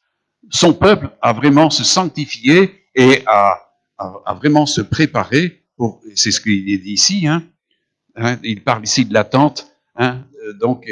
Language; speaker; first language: French; native; French